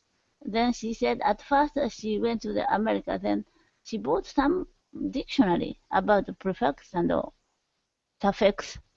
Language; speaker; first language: English; non-native, learner; Japanese